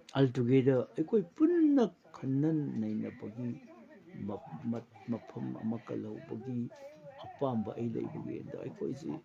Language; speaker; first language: Manipuri; native; Manipuri